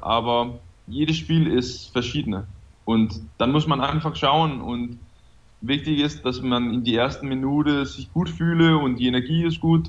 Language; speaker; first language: German; non-native, fluent; Danish